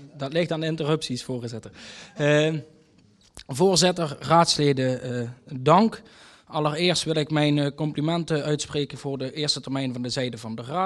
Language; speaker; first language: Dutch; native; Dutch